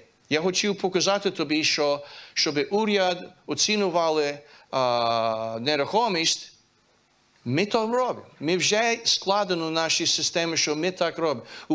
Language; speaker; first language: Ukrainian; early bilingual, heritage; Ukrainian